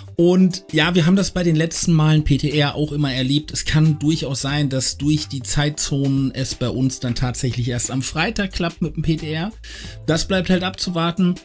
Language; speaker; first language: German; native; German